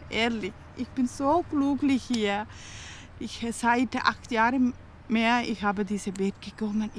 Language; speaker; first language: German; non-native, learner; Tamil